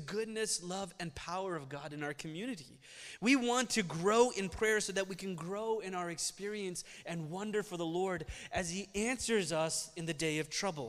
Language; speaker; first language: English; native; English